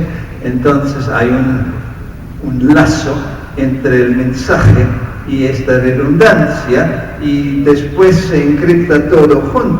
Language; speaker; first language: Spanish; non-native, fluent; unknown